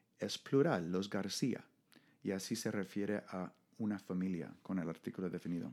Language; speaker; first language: Spanish; non-native, fluent; English